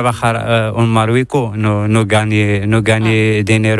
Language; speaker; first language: Spanish; non-native, learner; Arabic